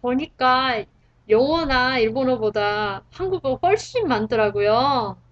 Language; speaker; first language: Korean; non-native, fluent; Japanese